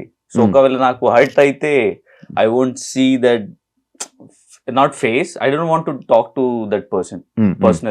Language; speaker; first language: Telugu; non-native, local second language; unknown